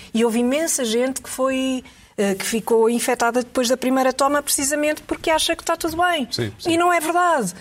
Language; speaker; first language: Portuguese; native; Portuguese